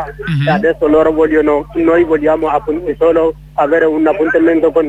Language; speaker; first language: Italian; non-native, learner; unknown